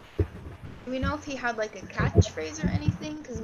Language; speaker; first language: English; native; English